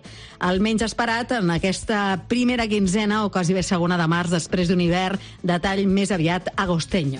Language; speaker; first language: Catalan; native; Catalan